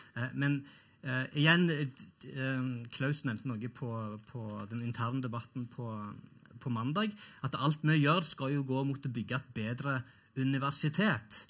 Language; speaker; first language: Norwegian; early bilingual, other home language; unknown